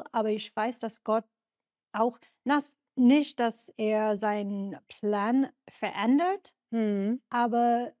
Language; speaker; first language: German; non-native, learner; English